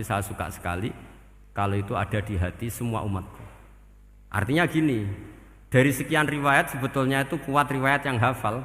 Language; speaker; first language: Indonesian; non-native, local second language; Javanese